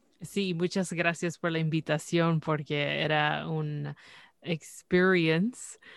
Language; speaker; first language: Spanish; early bilingual, heritage; Spanish